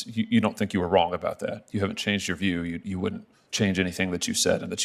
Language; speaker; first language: English; native; English